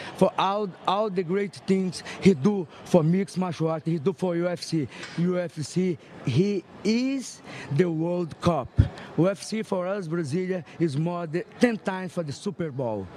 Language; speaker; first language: English; non-native, fluent; Portuguese